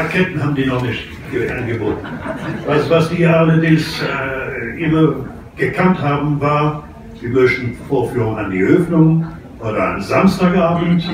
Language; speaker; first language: German; non-native, fluent; English